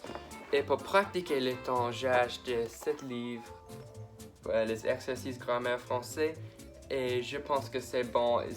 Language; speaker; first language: French; non-native, learner; English